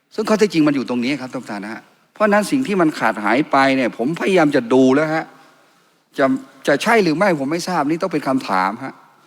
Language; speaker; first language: Thai; non-native, local second language; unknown